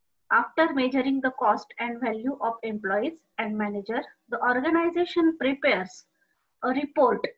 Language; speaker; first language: English; non-native, local second language; Marathi